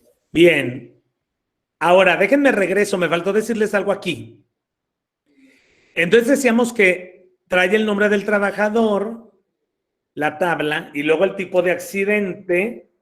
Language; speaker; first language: Spanish; native; Spanish